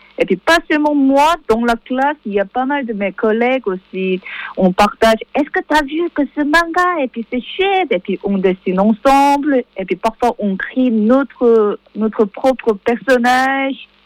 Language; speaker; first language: French; non-native, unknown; Korean